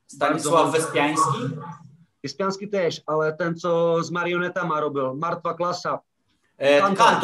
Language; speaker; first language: Polish; non-native, learner; Czech